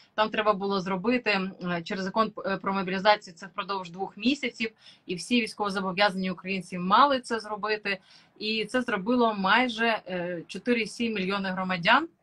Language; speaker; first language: Ukrainian; native; Ukrainian